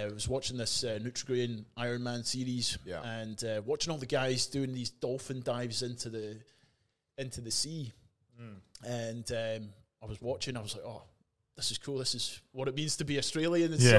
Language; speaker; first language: English; native; English